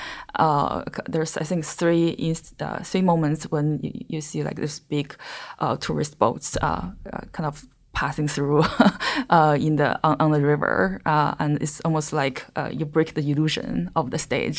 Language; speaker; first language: English; non-native, fluent; Chinese